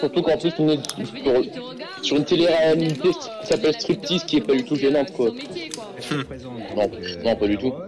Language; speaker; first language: French; native; French